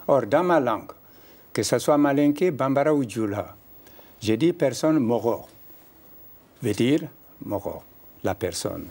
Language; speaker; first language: French; non-native, local second language; Mandingo